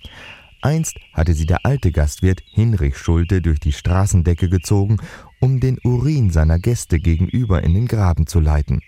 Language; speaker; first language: German; native; German